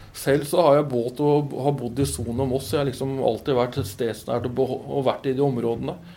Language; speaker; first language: Norwegian; native; Norwegian